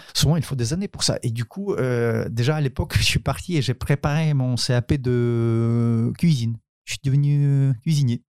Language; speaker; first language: French; non-native, fluent; Ukrainian